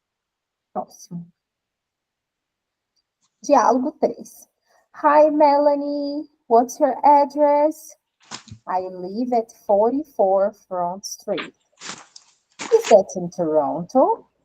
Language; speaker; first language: English; non-native, fluent; Portuguese